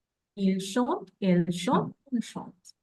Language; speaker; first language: French; non-native, fluent; English